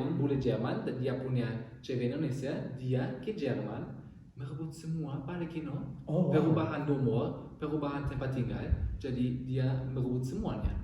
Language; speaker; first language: Indonesian; non-native, learner; German